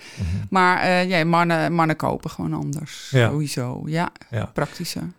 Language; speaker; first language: Dutch; native; Dutch